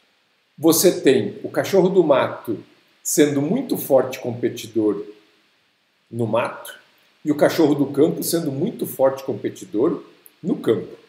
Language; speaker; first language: Portuguese; native; Portuguese